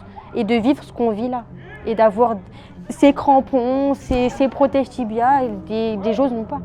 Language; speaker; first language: French; early bilingual, other home language; Arabic